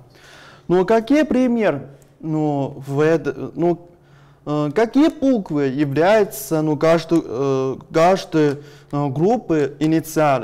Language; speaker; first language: Russian; non-native, learner; Chinese